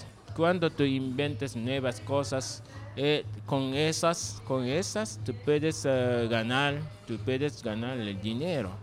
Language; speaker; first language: Spanish; non-native, learner; Japanese